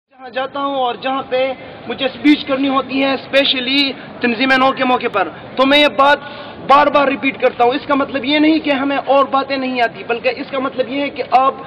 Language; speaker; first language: Urdu; non-native, local second language; Pashto